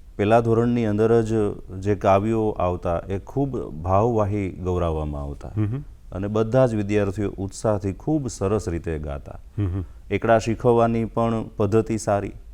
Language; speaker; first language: Gujarati; native; Gujarati